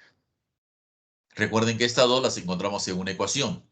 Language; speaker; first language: Spanish; native; Spanish